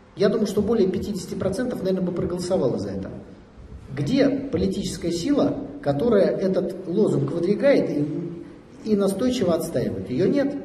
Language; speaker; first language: Russian; native; Russian